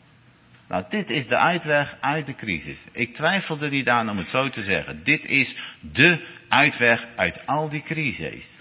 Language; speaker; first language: Dutch; native; Dutch